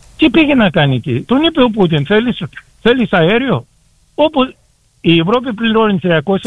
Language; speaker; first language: Greek; early bilingual, heritage; Greek